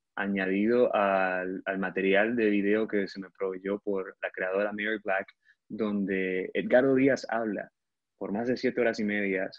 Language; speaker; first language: Spanish; native; Spanish